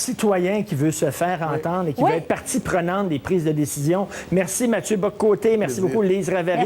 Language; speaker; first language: French; native; French